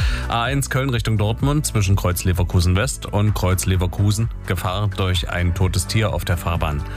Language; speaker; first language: German; native; German